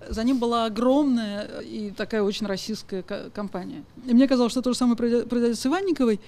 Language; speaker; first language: Russian; native; Russian